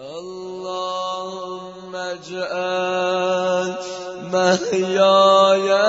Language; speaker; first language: Arabic; non-native, fluent; Persian